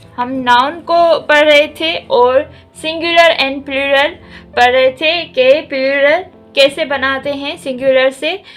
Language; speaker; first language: Urdu; non-native, local second language; Sindhi